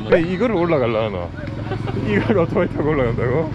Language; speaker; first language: Korean; native; Korean